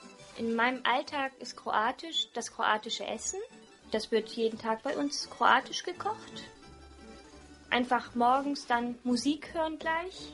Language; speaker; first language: German; early bilingual, other home language; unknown